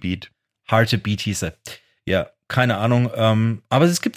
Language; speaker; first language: German; native; German